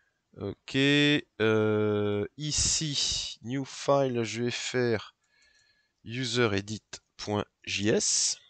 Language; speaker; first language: French; native; French